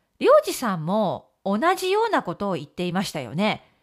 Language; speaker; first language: Japanese; native; Japanese